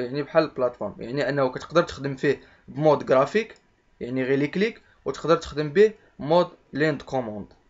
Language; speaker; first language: Arabic; native; Arabic